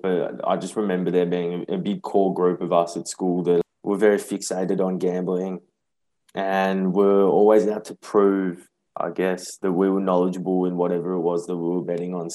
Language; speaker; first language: English; native; English